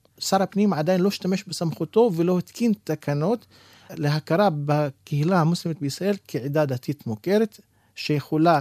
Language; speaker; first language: Hebrew; non-native, local second language; Arabic